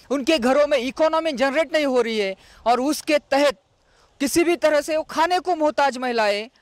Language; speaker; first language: Hindi; non-native, local second language; Marathi